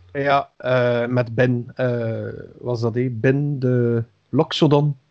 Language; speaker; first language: Dutch; native; Dutch